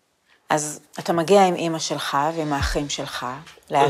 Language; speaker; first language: Hebrew; native; Hebrew